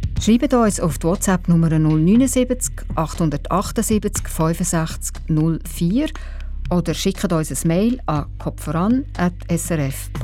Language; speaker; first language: German; native; German